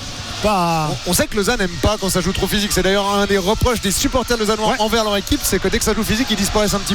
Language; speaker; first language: French; native; French